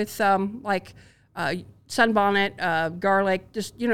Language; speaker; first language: English; native; English